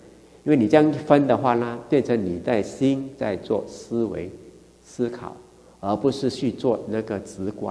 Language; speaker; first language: Chinese; native; Chinese